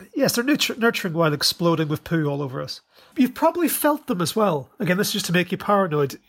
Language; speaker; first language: English; native; English